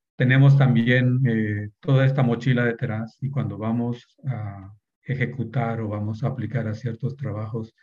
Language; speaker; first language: Spanish; native; Spanish